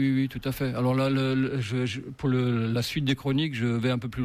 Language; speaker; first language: French; native; French